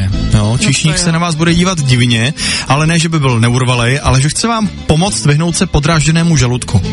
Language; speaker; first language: Czech; native; Czech